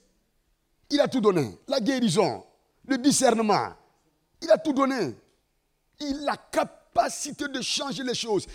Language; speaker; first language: French; non-native, local second language; Mossi